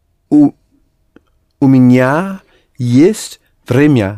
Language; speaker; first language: Russian; non-native, learner; English